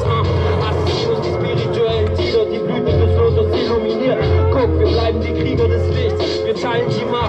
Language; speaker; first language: German; native; German